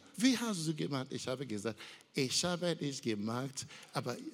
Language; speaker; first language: German; non-native, learner; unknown